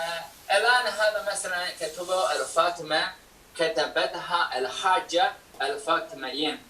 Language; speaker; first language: Arabic; non-native, fluent; Chinese